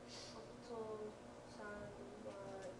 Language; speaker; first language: Japanese; non-native, learner; English